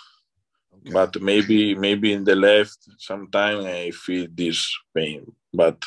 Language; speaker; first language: English; non-native, learner; Italian